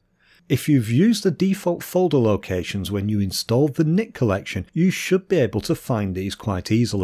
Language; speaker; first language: English; native; English